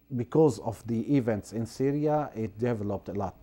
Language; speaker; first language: English; non-native, fluent; Arabic